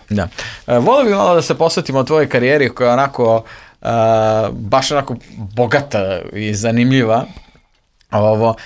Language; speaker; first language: Serbian; native; Serbian